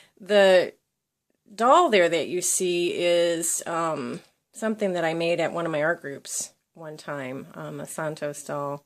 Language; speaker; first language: English; native; English